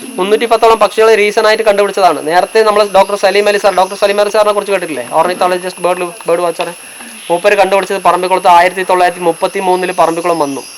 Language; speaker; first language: Malayalam; non-native, local second language; Tamil